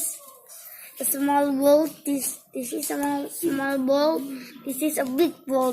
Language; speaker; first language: English; non-native, learner; Indonesian